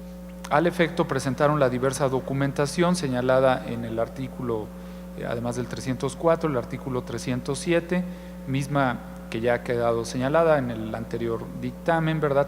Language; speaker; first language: Spanish; native; Spanish